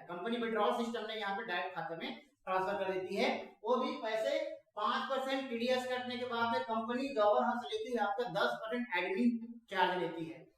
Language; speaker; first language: Hindi; non-native, local second language; Marathi